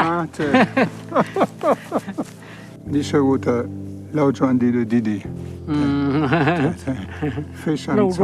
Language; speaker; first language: Chinese; non-native, learner; French